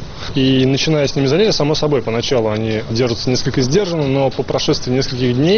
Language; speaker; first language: Russian; native; Russian